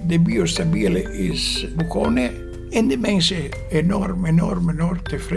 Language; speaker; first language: Dutch; non-native, fluent; Italian